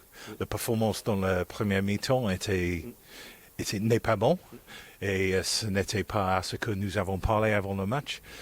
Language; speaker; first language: French; non-native, fluent; English